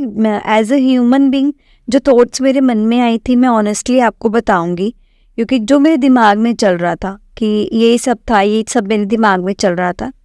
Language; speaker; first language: Hindi; native; Hindi